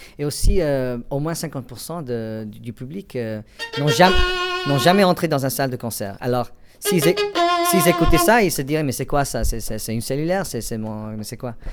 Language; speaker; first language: French; non-native, fluent; English